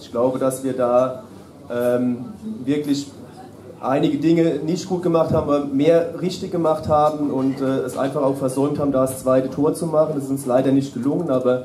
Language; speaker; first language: German; native; German